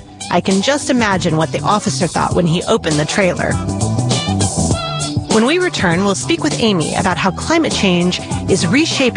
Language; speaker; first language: English; native; English